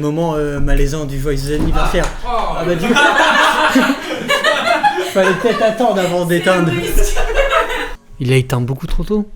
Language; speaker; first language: French; native; French